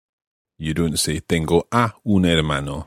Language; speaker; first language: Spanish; non-native, fluent; English